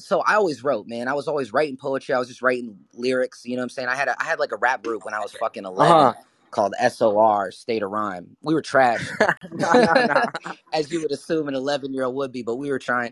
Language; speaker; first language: English; native; English